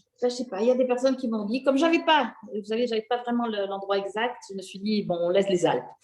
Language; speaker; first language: French; native; French